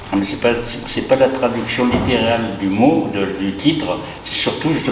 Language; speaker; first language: French; native; French